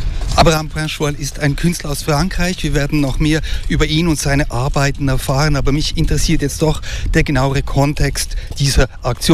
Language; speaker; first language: German; native; German